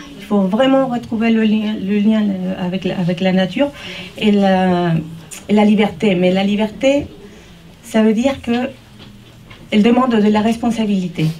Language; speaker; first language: French; early bilingual, heritage; Spanish